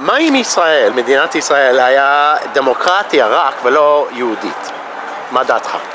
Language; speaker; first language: Hebrew; non-native, fluent; English